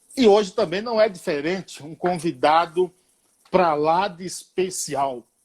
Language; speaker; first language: Portuguese; native; Portuguese